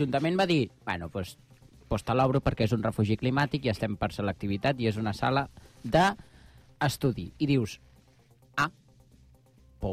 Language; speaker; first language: Catalan; native; Catalan